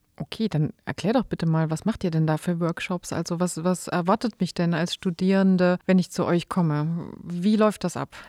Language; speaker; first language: German; native; German